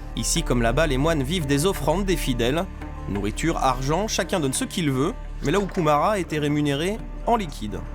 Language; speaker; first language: French; native; French